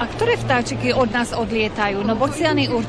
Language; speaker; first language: Slovak; native; Slovak